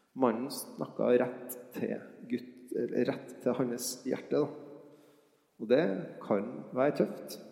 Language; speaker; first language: Norwegian; native; Norwegian